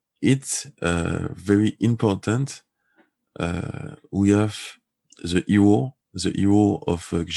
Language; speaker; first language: English; non-native, learner; French